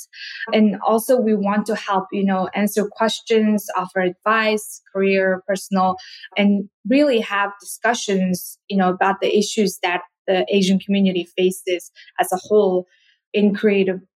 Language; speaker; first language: English; non-native, fluent; Korean